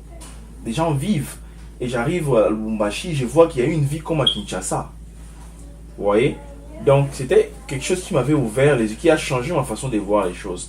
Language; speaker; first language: French; non-native, local second language; Lingala